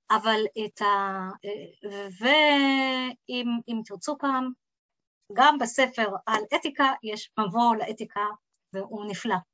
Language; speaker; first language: Hebrew; early bilingual, other home language; English